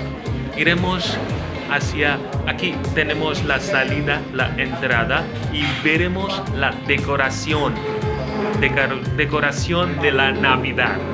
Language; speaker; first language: Spanish; non-native, fluent; Hindi